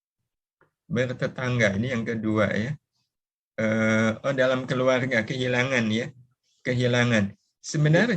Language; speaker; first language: Indonesian; native; Indonesian